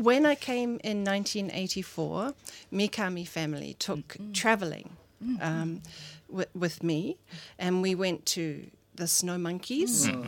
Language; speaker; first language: English; native; English